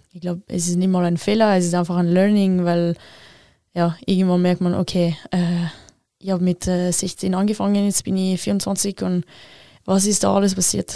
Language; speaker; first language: German; non-native, local second language; French